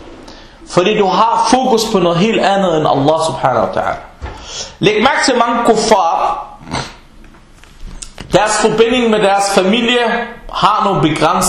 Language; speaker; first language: Danish; early bilingual, other home language; Arabic